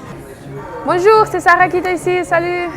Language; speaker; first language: French; non-native, fluent; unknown